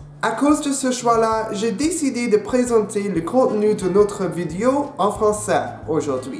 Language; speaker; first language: French; non-native, local second language; English